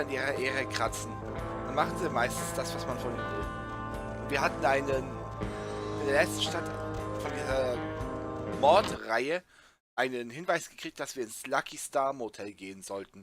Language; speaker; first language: German; native; German